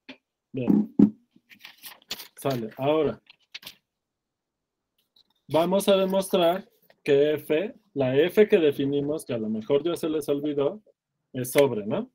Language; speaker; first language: Spanish; native; Spanish